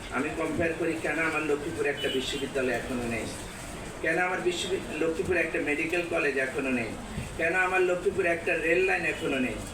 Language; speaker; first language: Bangla; native; Bangla